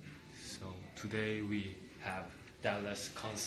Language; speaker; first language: English; non-native, learner; Korean